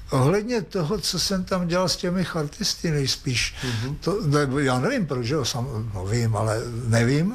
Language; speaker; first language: Czech; native; Czech